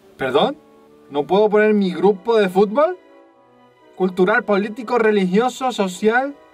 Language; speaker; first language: Spanish; native; Spanish